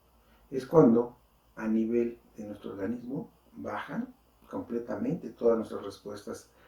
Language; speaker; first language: Spanish; native; Spanish